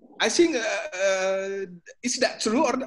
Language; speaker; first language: English; non-native, learner; Indonesian